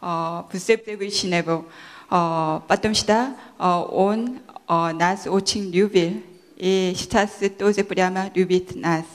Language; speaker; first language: Russian; non-native, learner; Korean